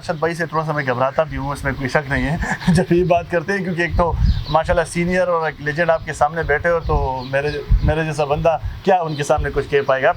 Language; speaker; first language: Urdu; non-native, local second language; Pashto